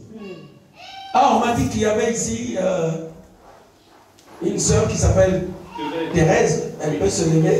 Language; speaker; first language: French; non-native, local second language; Lingala